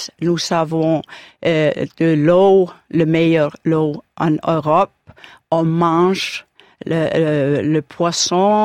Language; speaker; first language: French; non-native, learner; Icelandic